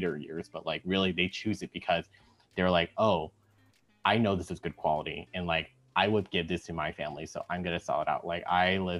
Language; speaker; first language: English; native; English